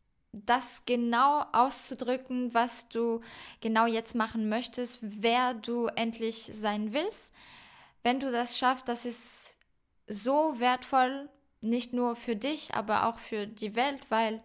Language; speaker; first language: German; non-native, fluent; French